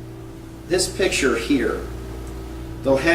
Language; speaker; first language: English; native; English